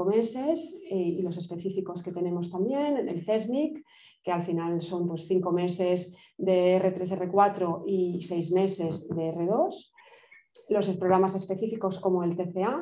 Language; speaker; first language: Spanish; native; Spanish